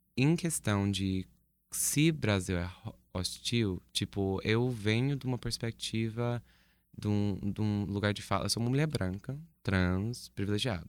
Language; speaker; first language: Portuguese; non-native, fluent; English